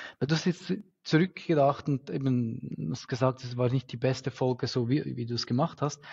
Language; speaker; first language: German; native; German